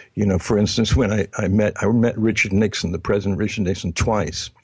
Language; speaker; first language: English; native; English